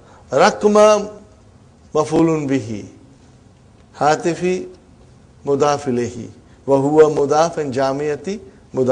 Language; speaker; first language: Arabic; non-native, fluent; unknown